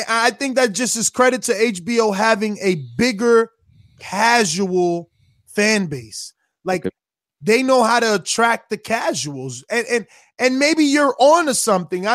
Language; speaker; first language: English; native; English